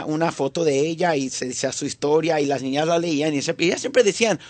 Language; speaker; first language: Spanish; early bilingual, heritage; Spanish